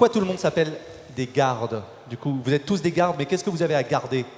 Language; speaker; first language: French; native; French